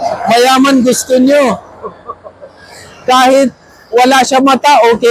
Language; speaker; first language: Filipino; non-native, learner; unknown